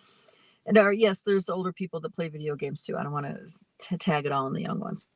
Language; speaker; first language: English; native; English